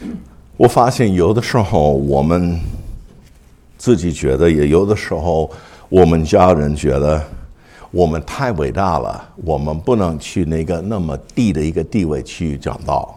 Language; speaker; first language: Chinese; non-native, fluent; English